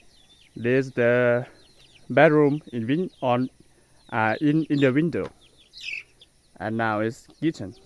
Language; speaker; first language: English; non-native, learner; Hmong